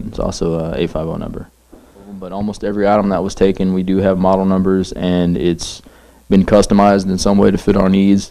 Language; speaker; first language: English; native; English